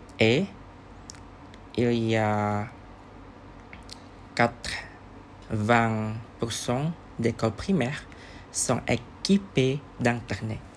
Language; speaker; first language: French; non-native, learner; Indonesian